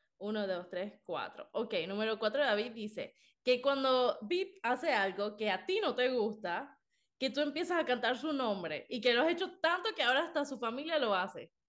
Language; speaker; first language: Spanish; early bilingual, other home language; English